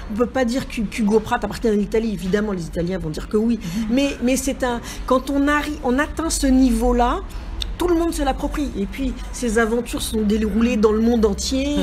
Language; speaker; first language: French; native; French